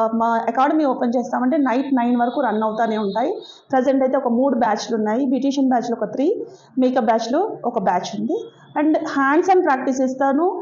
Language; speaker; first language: Telugu; native; Telugu